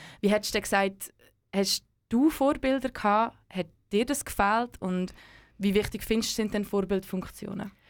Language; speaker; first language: German; native; German